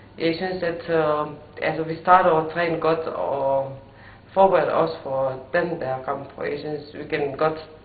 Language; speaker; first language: Danish; non-native, fluent; Romanian